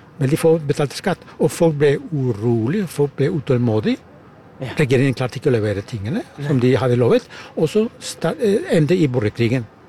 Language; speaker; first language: Norwegian; non-native, fluent; German